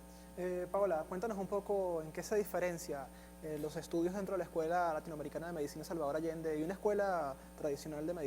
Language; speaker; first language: Spanish; native; Spanish